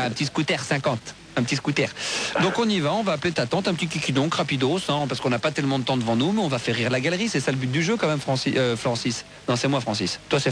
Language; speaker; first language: French; native; French